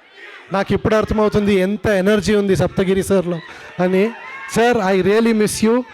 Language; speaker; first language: Telugu; non-native, learner; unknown